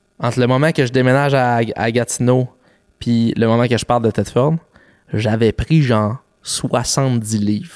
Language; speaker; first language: French; native; French